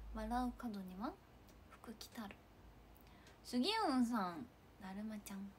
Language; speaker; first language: Japanese; native; Japanese